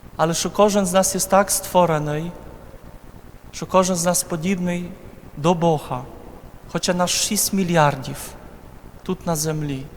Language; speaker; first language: Ukrainian; non-native, fluent; Polish